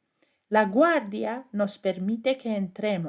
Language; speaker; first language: Spanish; non-native, fluent; English